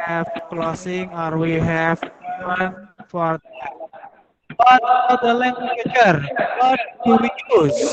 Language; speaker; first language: English; non-native, fluent; Indonesian